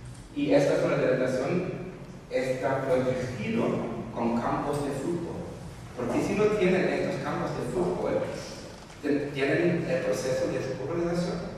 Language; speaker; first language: Spanish; non-native, fluent; German